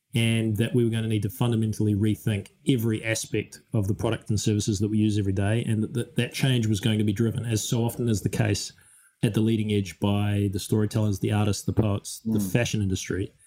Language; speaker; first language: English; native; English